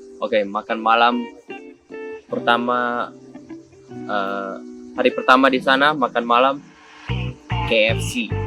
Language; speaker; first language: Indonesian; non-native, local second language; English